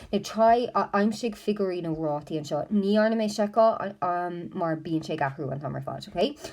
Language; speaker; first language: Irish; non-native, local second language; English